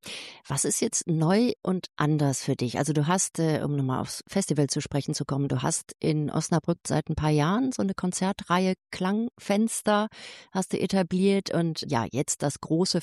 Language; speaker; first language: German; native; German